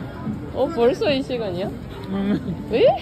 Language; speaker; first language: Korean; non-native, learner; Japanese